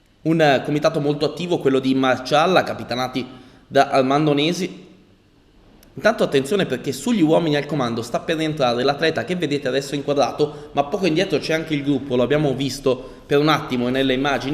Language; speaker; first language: Italian; native; Italian